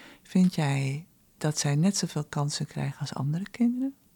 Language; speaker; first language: Dutch; native; Dutch